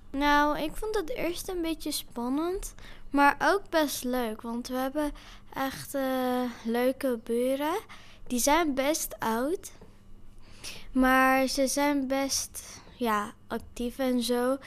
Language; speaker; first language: Dutch; early bilingual, other home language; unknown